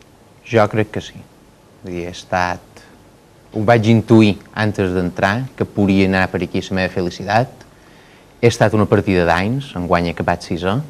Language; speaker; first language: Catalan; native; Catalan